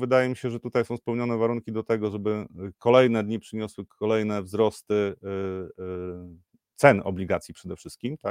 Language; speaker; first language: Polish; native; Polish